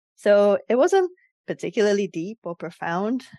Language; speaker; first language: English; native; English